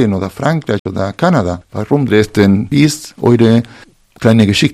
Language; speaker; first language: German; non-native, fluent; Spanish